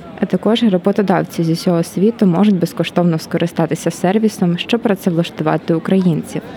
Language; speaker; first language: Ukrainian; native; Ukrainian